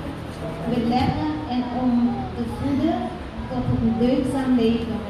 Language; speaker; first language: Dutch; non-native, fluent; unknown